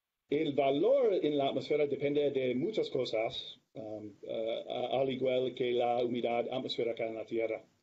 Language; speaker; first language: Spanish; non-native, learner; English